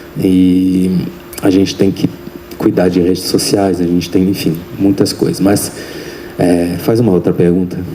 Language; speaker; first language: Portuguese; non-native, fluent; French